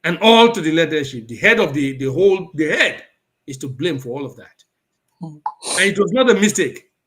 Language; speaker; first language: English; non-native, local second language; Yoruba